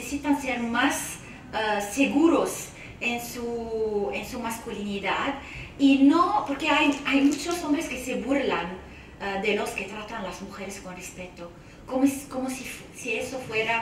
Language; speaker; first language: Spanish; non-native, fluent; Arabic